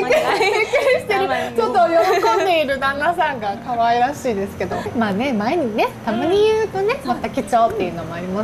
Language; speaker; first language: Japanese; native; Japanese